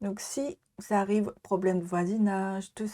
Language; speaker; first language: French; non-native, learner; Japanese